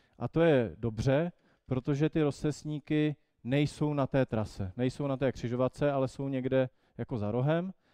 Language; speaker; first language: Czech; native; Czech